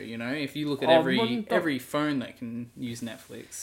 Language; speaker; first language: English; native; English